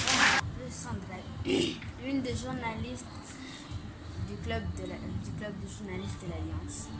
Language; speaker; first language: French; non-native, local second language; Comorian